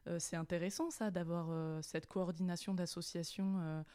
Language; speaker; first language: French; native; French